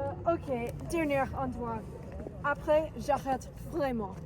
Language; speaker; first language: French; non-native, learner; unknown